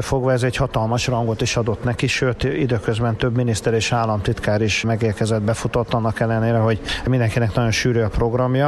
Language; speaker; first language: Hungarian; native; Hungarian